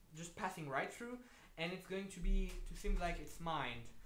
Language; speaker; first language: English; non-native, fluent; French